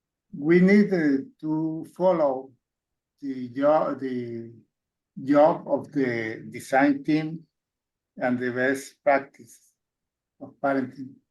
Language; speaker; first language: English; non-native, learner; Spanish